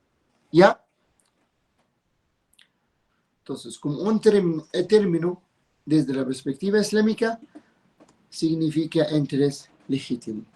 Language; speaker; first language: Spanish; non-native, fluent; Arabic